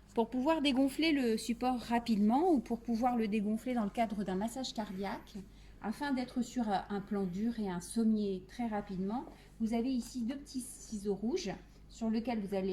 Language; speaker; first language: French; native; French